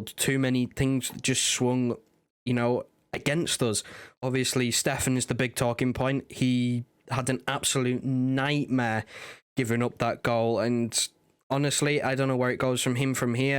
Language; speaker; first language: English; native; English